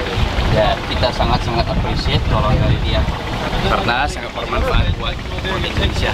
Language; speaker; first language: Indonesian; non-native, fluent; English